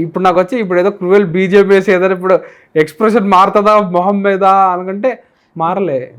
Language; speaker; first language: Telugu; native; Telugu